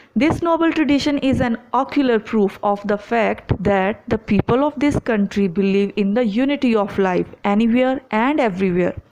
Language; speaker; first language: English; non-native, local second language; Punjabi